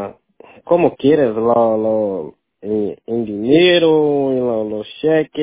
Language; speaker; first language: Spanish; non-native, learner; Portuguese